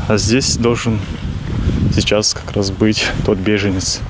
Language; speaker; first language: Russian; native; Russian